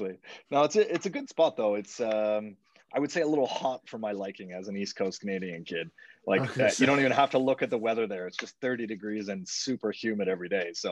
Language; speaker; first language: English; native; English